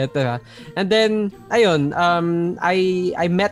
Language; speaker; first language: English; non-native, local second language; Hiligaynon